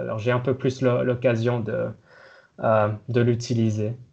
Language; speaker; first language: French; non-native, local second language; German